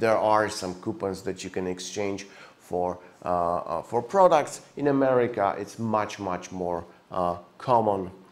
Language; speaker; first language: English; non-native, fluent; Polish